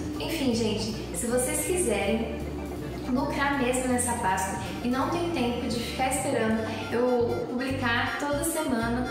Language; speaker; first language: Portuguese; native; Portuguese